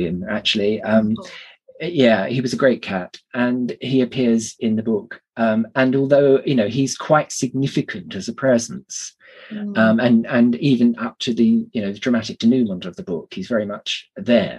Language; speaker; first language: English; native; English